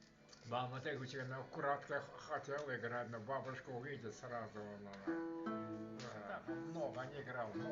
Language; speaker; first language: Russian; non-native, local second language; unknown